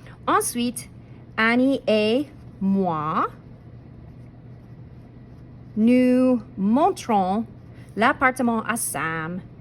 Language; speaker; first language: French; non-native, fluent; English